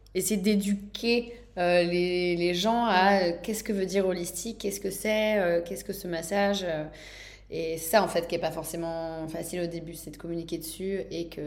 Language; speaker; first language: French; native; French